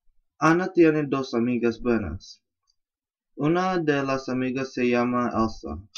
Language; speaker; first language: Spanish; non-native, learner; English